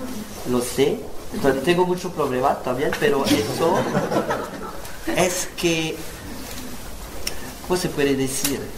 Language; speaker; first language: Spanish; non-native, learner; French